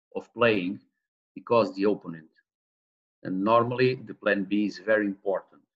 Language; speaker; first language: English; non-native, learner; Portuguese